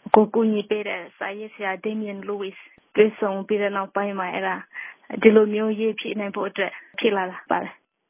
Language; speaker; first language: Burmese; non-native, local second language; S'gaw Karen